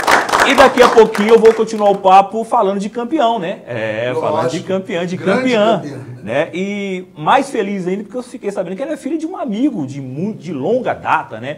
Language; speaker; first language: Portuguese; native; Portuguese